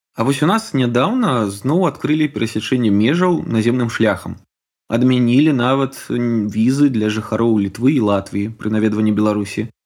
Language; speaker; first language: Belarusian; native; Belarusian